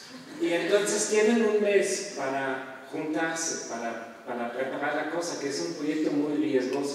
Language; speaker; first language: Spanish; non-native, fluent; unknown